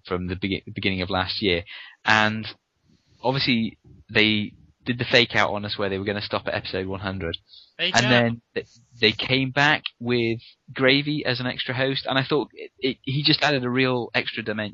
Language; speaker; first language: English; native; English